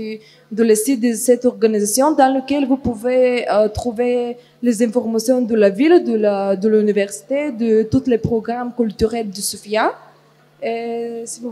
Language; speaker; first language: French; non-native, fluent; Bulgarian